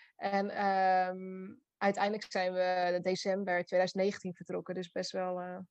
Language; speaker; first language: Dutch; native; Dutch